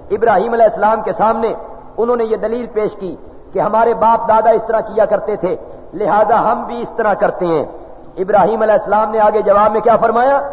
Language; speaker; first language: Urdu; non-native, local second language; Punjabi